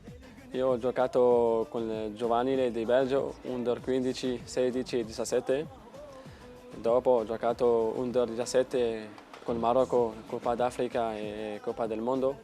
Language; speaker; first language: Italian; non-native, learner; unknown